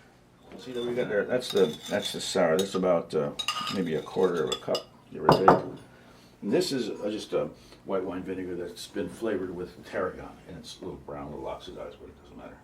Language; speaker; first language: English; native; English